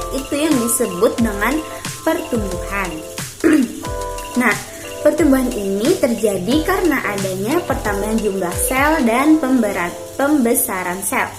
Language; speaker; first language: Indonesian; non-native, local second language; Banjar